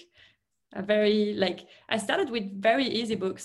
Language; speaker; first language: English; non-native, fluent; French